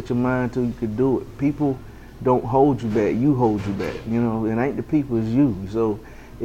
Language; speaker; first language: English; native; English